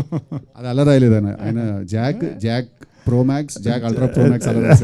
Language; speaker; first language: Telugu; native; Telugu